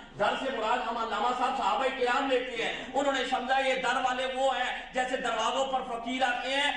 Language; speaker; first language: Urdu; non-native, local second language; Pashto